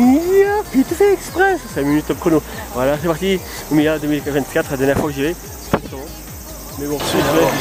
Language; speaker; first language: French; native; French